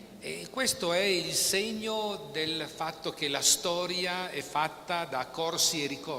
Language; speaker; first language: Italian; native; Italian